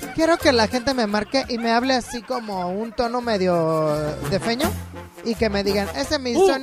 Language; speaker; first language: Spanish; native; Spanish